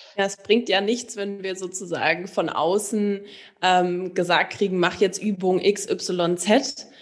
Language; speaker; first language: German; native; German